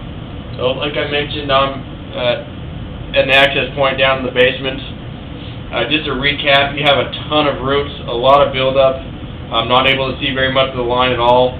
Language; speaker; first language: English; native; English